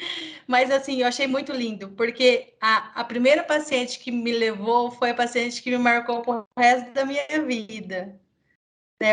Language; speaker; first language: Portuguese; native; Portuguese